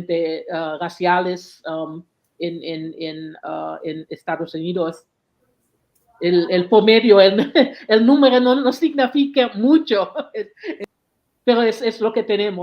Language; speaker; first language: Spanish; non-native, learner; English